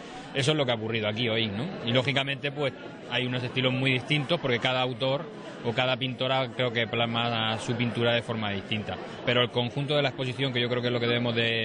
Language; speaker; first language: Spanish; native; Spanish